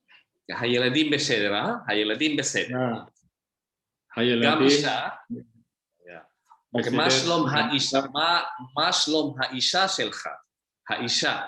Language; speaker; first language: Hebrew; non-native, fluent; Indonesian